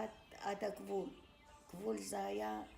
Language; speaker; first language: Hebrew; non-native, fluent; Arabic